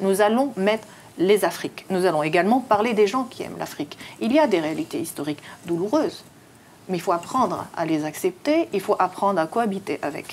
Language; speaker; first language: French; native; French